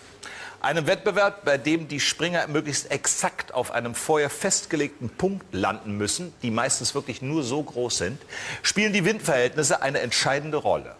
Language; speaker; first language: German; native; German